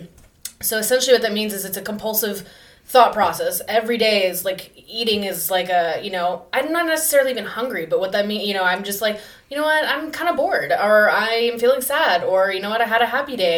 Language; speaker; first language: English; native; English